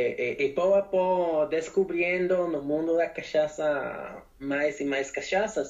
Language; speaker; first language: Portuguese; non-native, learner; Spanish